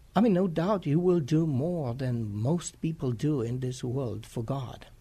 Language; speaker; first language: English; non-native, fluent; Romanian